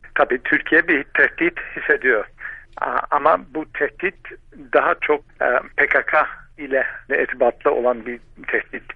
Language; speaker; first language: Turkish; non-native, fluent; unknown